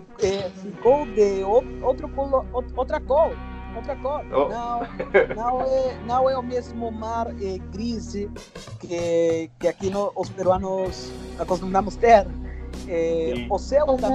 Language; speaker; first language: Portuguese; non-native, fluent; Spanish